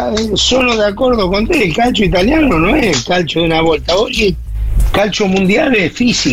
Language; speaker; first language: Italian; non-native, fluent; Spanish